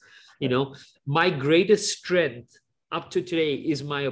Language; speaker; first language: English; native; English